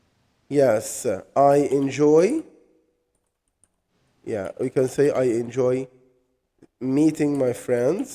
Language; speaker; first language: English; non-native, fluent; Arabic